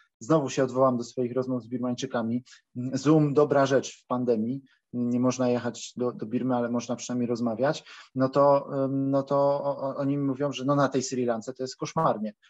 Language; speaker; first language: Polish; native; Polish